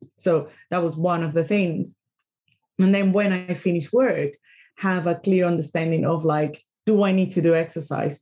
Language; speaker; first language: English; non-native, fluent; Spanish